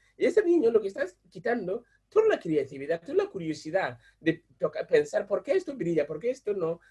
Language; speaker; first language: Spanish; non-native, fluent; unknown